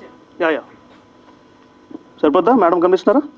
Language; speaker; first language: Telugu; native; Telugu